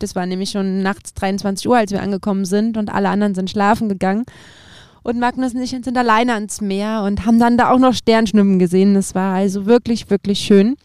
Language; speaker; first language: German; native; German